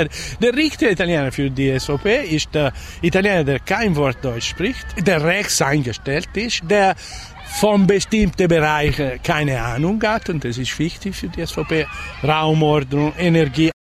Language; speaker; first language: German; non-native, fluent; Italian